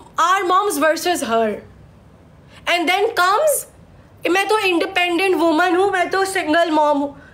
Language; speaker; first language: Urdu; native; Urdu